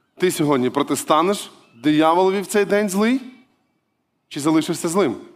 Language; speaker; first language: Ukrainian; non-native, local second language; Russian